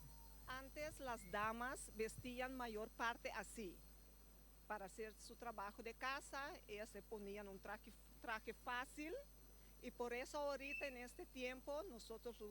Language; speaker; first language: Spanish; non-native, fluent; Papiamento